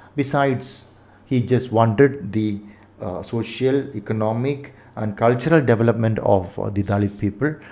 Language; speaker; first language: English; non-native, local second language; Malayalam